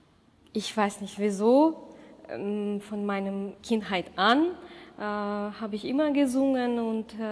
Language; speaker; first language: German; non-native, fluent; Russian